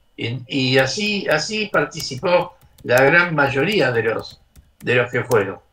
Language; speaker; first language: Spanish; native; Spanish